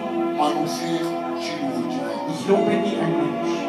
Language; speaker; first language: German; non-native, learner; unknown